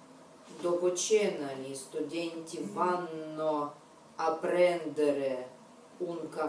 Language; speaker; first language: Italian; non-native, learner; Russian